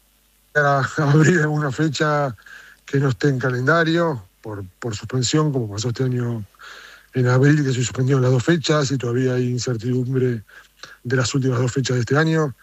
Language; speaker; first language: Spanish; native; Spanish